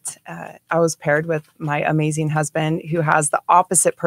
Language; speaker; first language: English; native; English